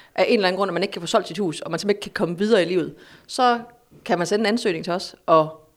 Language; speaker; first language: Danish; native; Danish